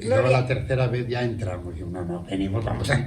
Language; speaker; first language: Spanish; native; Spanish